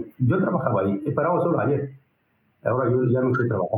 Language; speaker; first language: Spanish; non-native, learner; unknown